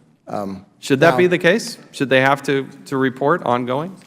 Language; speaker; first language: English; native; English